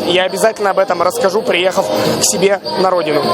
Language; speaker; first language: Russian; native; Russian